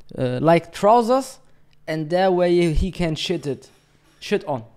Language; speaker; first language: English; non-native, learner; German